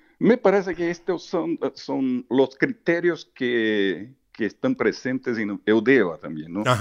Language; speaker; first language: Spanish; early bilingual, heritage; Portuguese